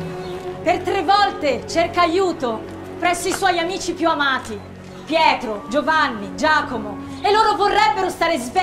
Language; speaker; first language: Italian; native; Italian